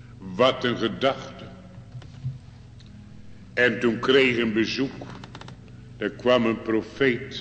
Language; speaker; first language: Dutch; native; Dutch